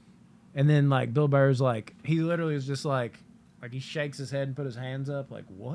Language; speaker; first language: English; native; English